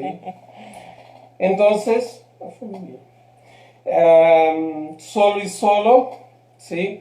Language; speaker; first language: Spanish; non-native, fluent; Portuguese